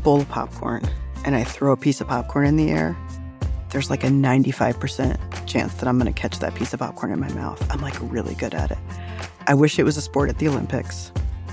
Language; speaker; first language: English; native; English